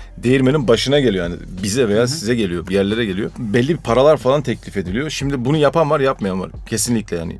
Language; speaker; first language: Turkish; early bilingual, heritage; Turkish